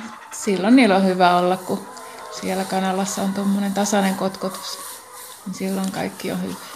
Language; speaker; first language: Finnish; native; Finnish